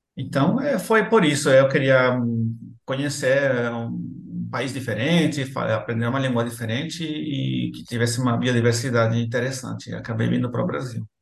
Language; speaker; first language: Portuguese; non-native, fluent; Spanish